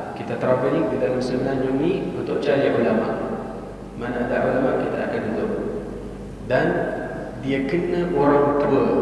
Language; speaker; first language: Malay; non-native, fluent; Arabic